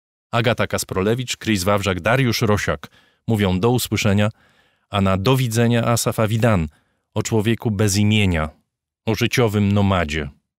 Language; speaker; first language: Polish; native; Polish